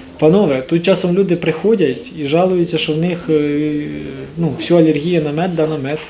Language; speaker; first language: Ukrainian; non-native, local second language; Russian